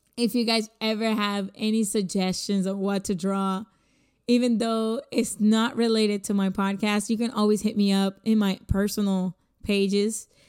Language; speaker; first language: English; non-native, fluent; Spanish